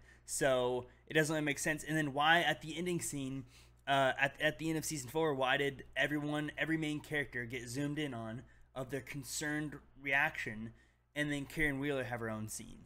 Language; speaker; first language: English; native; English